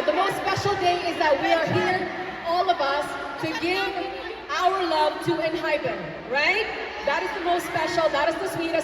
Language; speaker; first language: English; non-native, local second language; Filipino